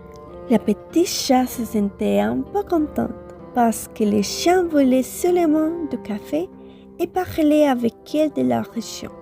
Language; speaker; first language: French; non-native, fluent; Spanish